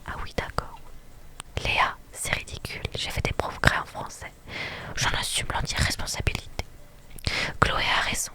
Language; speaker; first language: French; native; French